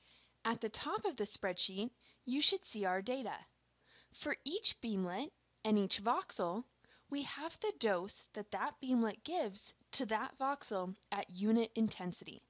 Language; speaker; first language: English; native; English